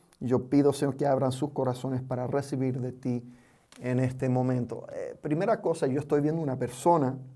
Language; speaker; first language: Spanish; non-native, fluent; English